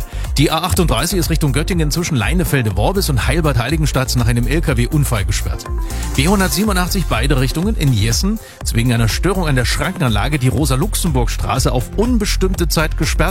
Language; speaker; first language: German; native; German